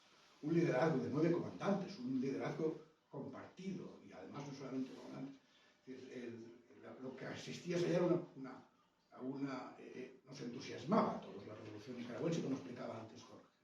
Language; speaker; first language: Spanish; non-native, local second language; Catalan